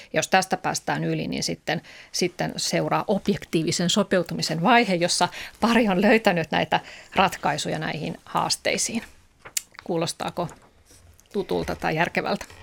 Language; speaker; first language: Finnish; native; Finnish